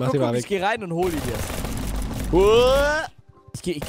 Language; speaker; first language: German; native; German